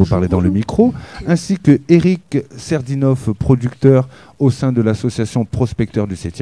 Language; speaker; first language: French; native; French